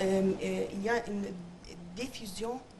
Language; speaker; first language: French; non-native, fluent; Arabic